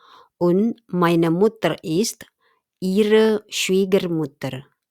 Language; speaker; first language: German; non-native, fluent; Indonesian